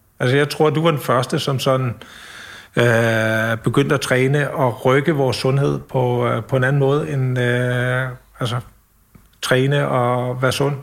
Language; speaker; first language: Danish; native; Danish